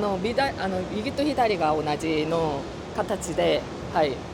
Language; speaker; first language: Japanese; non-native, fluent; Korean